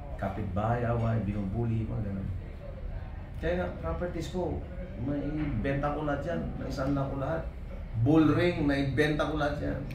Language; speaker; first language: Filipino; non-native, local second language; Iloko